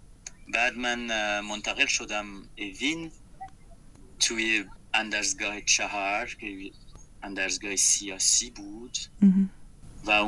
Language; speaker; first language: Persian; non-native, fluent; French